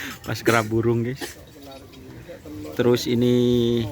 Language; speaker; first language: Malay; native; Malay